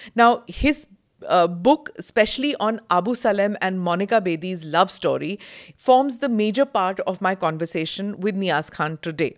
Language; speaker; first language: English; non-native, local second language; Hindi